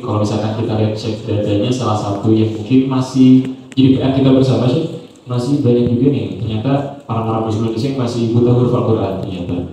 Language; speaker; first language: Indonesian; native; Indonesian